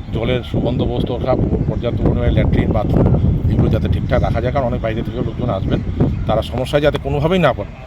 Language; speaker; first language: Bangla; native; Bangla